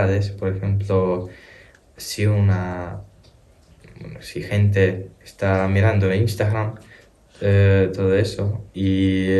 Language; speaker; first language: Spanish; early bilingual, other home language; Ukrainian